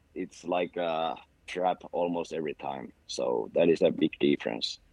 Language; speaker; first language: English; non-native, fluent; Finnish